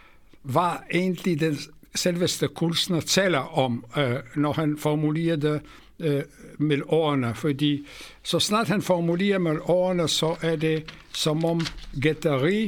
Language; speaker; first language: Swedish; non-native, fluent; Polish